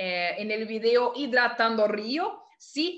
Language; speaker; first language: Spanish; non-native, fluent; Portuguese